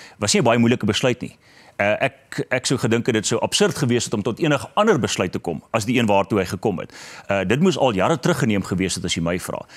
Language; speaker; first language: Afrikaans; native; Afrikaans